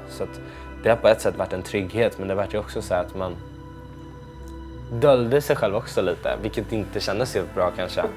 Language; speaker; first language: Swedish; native; Swedish